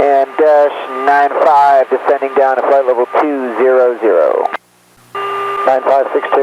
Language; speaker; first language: English; native; English